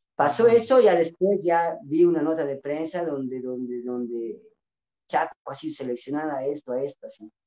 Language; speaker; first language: Spanish; non-native, local second language; Quechua